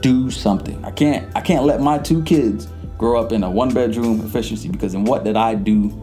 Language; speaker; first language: English; early bilingual, other home language; Jamaican Creole English